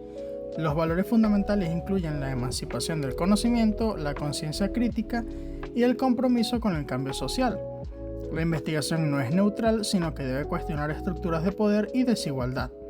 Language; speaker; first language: Spanish; native; Spanish